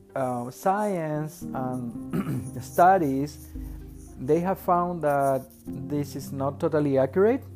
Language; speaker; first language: English; non-native, fluent; Spanish